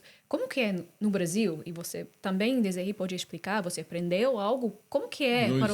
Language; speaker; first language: Portuguese; non-native, fluent; English